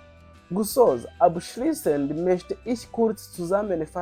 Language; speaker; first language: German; non-native, fluent; Kinyarwanda